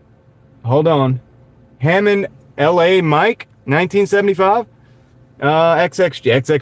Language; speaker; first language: English; native; English